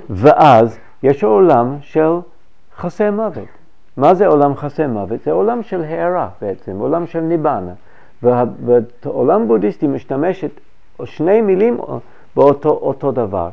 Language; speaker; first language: Hebrew; non-native, fluent; English